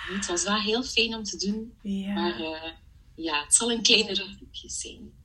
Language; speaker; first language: Dutch; early bilingual, other home language; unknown